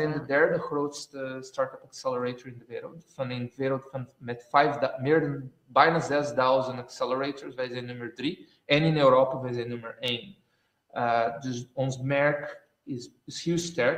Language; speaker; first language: Dutch; non-native, fluent; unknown